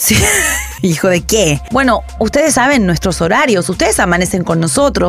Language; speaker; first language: Spanish; native; Spanish